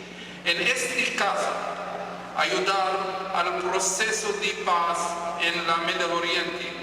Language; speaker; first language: Spanish; non-native, fluent; Hebrew